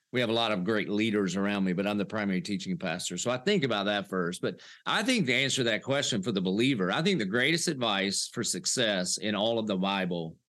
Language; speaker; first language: English; native; English